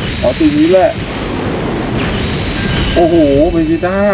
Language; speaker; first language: Thai; native; Thai